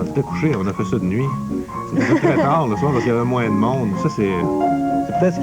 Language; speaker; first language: French; native; French